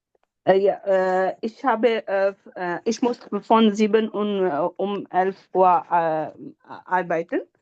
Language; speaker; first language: German; non-native, learner; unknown